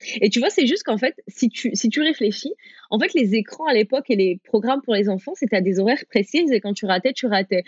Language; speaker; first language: French; early bilingual, other home language; Arabic